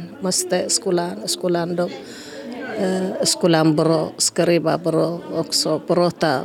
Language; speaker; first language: Swedish; non-native, learner; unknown